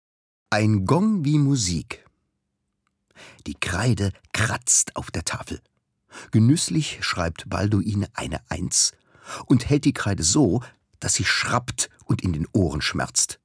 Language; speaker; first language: German; native; German